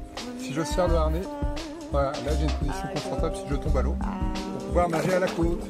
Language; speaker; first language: French; native; French